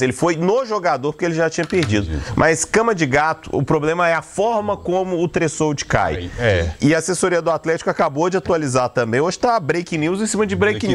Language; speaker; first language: Portuguese; native; Portuguese